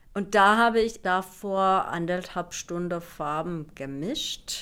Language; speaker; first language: German; non-native, fluent; Finnish